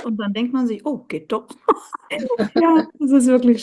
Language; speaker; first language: German; native; German